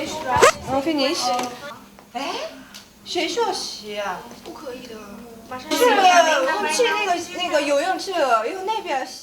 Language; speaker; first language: Chinese; non-native, learner; Korean